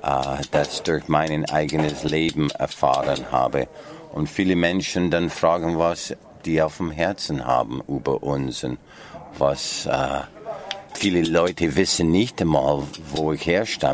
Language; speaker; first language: German; non-native, fluent; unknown